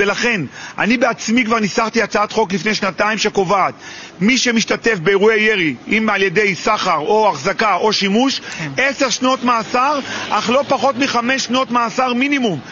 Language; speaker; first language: Hebrew; native; Hebrew